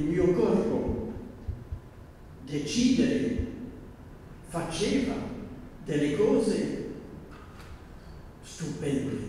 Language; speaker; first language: Italian; non-native, fluent; Dutch